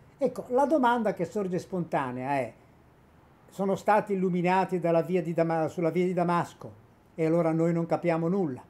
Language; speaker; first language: Italian; native; Italian